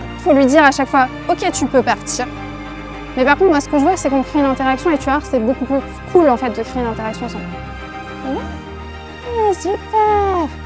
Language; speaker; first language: French; native; French